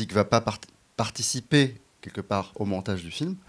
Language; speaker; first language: French; non-native, local second language; Arabic